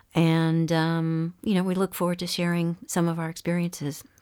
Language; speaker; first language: English; native; English